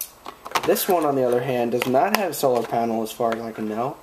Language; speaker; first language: English; native; English